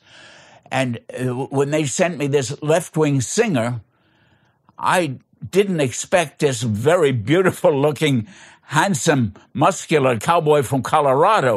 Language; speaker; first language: English; native; English